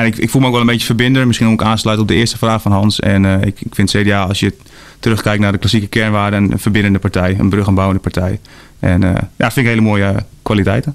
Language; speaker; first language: Dutch; native; Dutch